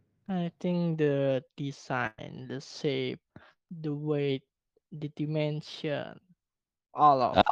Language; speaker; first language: English; non-native, learner; Indonesian